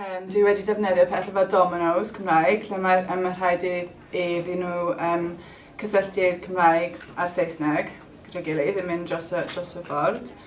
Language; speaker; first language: Welsh; non-native, local second language; English